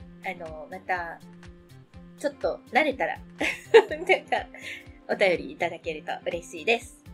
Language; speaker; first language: Japanese; native; Japanese